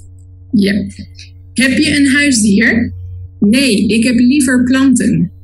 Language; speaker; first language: Dutch; non-native, learner; Spanish